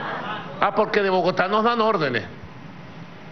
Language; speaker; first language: Spanish; native; Spanish